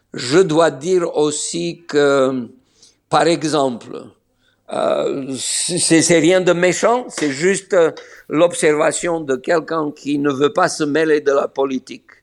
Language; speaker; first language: French; non-native, fluent; Slovenian